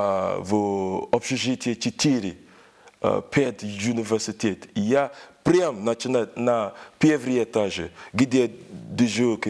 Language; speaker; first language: Russian; non-native, learner; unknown